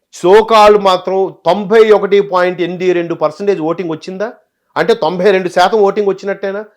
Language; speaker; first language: Telugu; native; Telugu